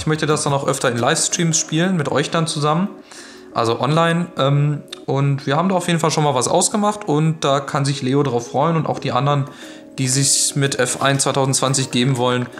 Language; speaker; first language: German; native; German